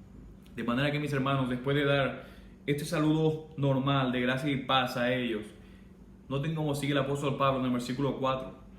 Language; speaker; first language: Spanish; native; Spanish